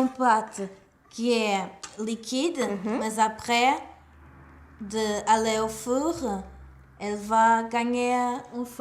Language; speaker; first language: French; non-native, learner; Portuguese